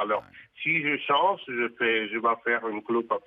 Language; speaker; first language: French; non-native, fluent; Russian